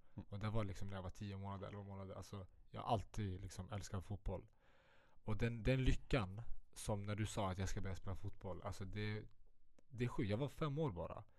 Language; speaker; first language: Swedish; early bilingual, other home language; Central Kurdish